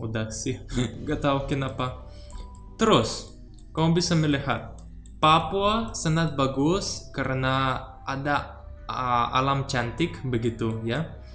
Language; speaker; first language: Indonesian; non-native, learner; Russian